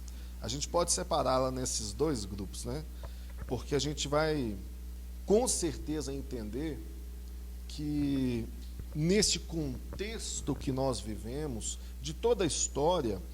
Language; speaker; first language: Portuguese; native; Portuguese